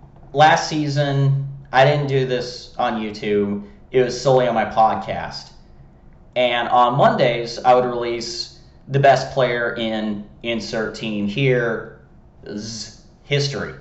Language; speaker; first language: English; native; English